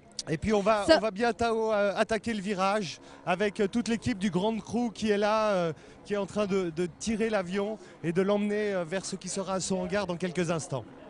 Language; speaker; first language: French; native; French